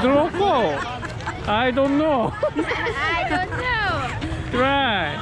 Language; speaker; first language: English; non-native, learner; Japanese